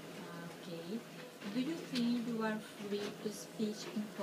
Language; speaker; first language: English; non-native, learner; Spanish